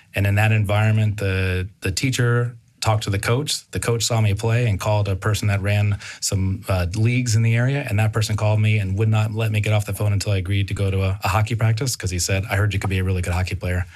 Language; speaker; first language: English; native; English